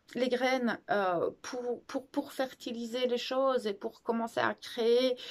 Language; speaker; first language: French; native; French